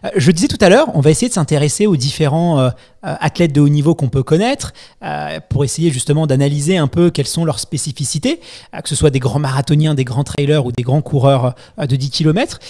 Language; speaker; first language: French; native; French